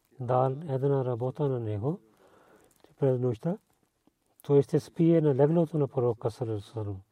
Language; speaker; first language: Bulgarian; non-native, fluent; Urdu